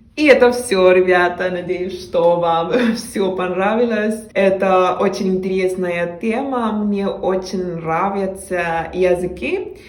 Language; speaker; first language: Russian; non-native, fluent; Spanish